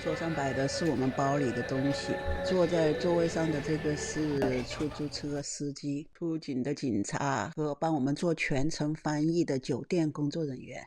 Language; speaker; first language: Chinese; native; Chinese